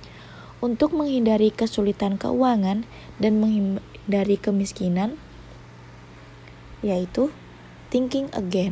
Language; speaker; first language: Indonesian; native; Indonesian